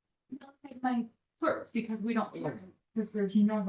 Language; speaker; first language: English; native; English